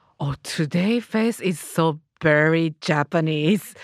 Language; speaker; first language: English; non-native, learner; Japanese